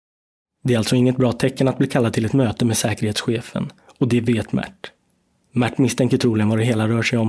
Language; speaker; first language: Swedish; native; Swedish